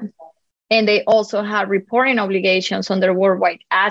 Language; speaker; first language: English; non-native, fluent; Spanish